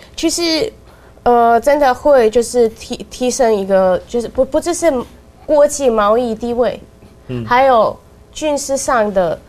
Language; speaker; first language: Chinese; non-native, fluent; Russian